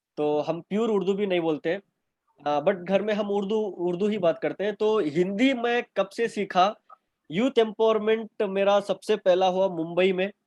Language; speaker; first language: Hindi; non-native, local second language; Urdu